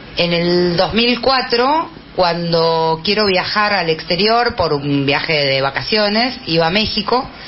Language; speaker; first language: Spanish; early bilingual, other home language; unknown